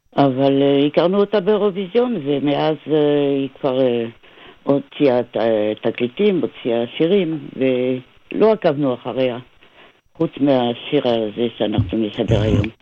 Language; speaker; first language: Hebrew; non-native, fluent; French